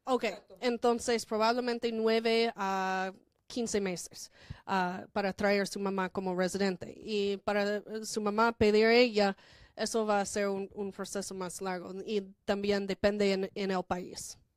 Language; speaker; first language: Spanish; non-native, fluent; English